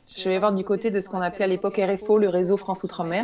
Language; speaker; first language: French; native; French